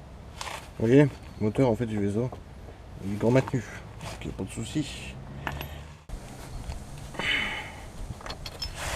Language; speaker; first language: French; native; French